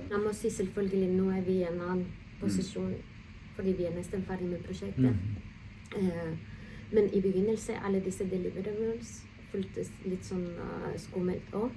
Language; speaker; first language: Norwegian; non-native, fluent; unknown